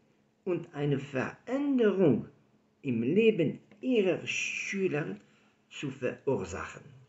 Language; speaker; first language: German; non-native, fluent; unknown